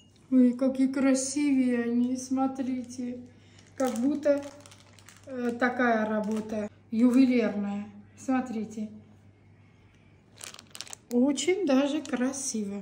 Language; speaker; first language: Russian; non-native, local second language; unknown